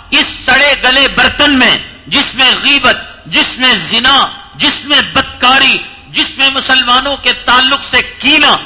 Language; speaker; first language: Urdu; native; Urdu